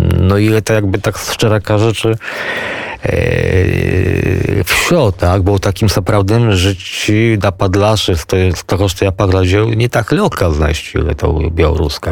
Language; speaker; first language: Polish; non-native, local second language; Belarusian